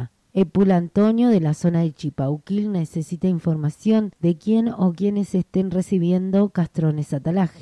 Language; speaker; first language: Spanish; native; Spanish